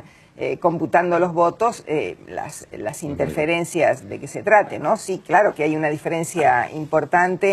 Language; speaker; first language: Spanish; native; Spanish